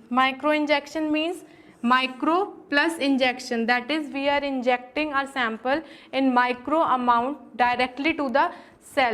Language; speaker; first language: English; non-native, local second language; Hindi